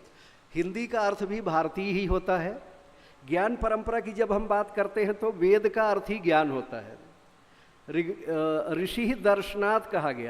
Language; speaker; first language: Hindi; native; Hindi